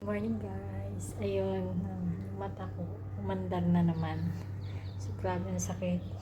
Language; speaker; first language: Filipino; non-native, local second language; Cebuano